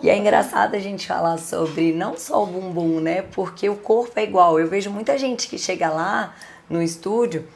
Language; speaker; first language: Portuguese; native; Portuguese